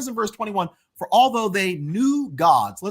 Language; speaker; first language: English; native; English